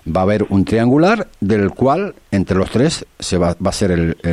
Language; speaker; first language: Spanish; native; Spanish